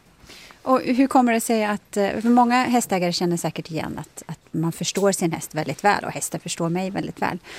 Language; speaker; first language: Swedish; native; Swedish